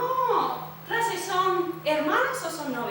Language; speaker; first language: Spanish; non-native, fluent; English